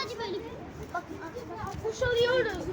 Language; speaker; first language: Turkish; early bilingual, heritage; Turkish